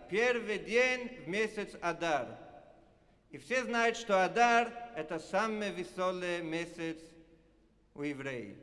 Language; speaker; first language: Russian; non-native, fluent; Italian